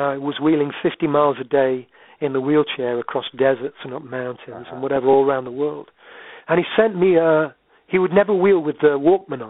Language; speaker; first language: English; native; English